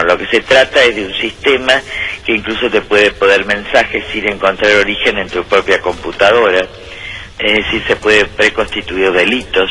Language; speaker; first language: Spanish; native; Spanish